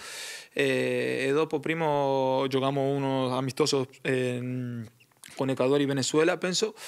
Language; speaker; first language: Italian; non-native, learner; Spanish